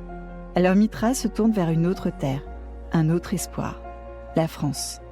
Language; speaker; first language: French; native; French